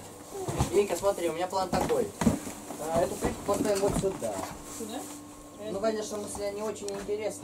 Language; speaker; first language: Russian; native; Russian